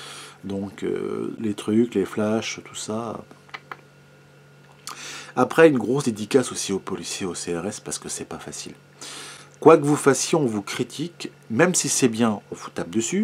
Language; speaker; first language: French; native; French